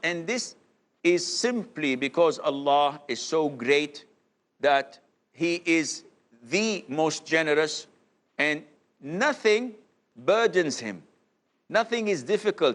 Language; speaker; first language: English; non-native, fluent; Arabic